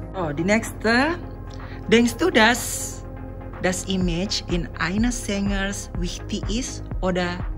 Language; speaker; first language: German; non-native, learner; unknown